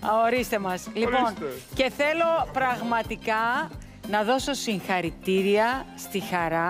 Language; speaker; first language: Greek; native; Greek